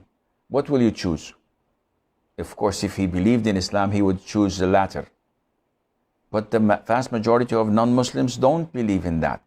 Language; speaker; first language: English; non-native, fluent; Arabic